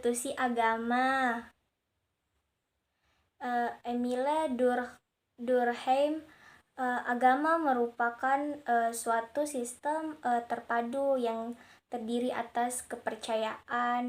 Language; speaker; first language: Indonesian; native; Indonesian